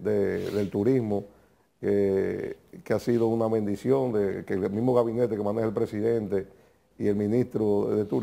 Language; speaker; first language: Spanish; native; Spanish